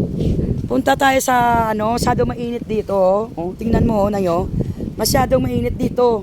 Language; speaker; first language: Filipino; non-native, local second language; Hiligaynon